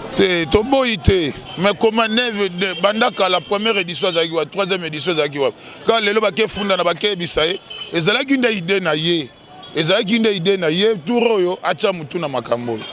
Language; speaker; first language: Lingala; native; Lingala